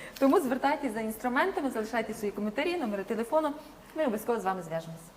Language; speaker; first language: Ukrainian; native; Ukrainian